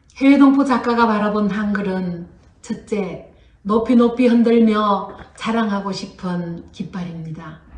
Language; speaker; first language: Korean; native; Korean